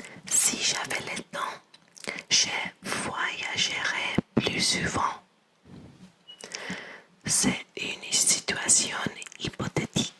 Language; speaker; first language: French; non-native, learner; English